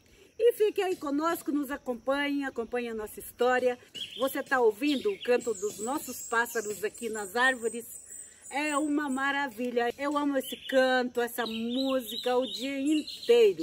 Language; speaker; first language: Portuguese; native; Portuguese